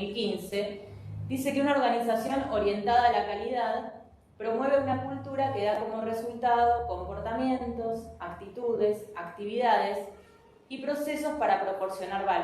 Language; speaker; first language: Spanish; native; Spanish